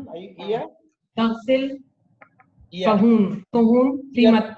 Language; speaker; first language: Arabic; non-native, learner; Hindi